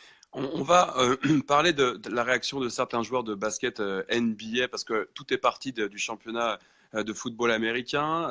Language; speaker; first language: French; native; French